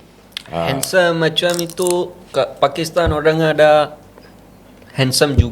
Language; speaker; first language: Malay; non-native, learner; Punjabi